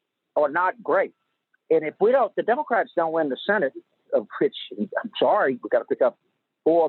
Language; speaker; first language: English; native; English